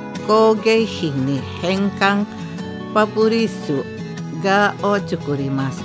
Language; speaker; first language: Japanese; non-native, fluent; Indonesian